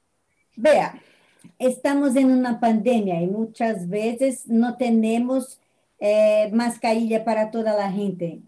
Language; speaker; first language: Spanish; non-native, fluent; Portuguese